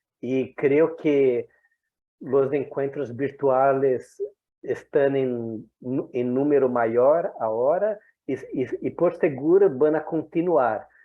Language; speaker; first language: Spanish; non-native, fluent; Portuguese